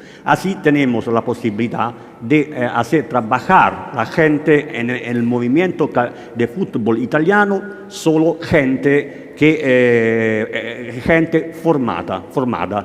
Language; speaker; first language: Spanish; non-native, learner; Italian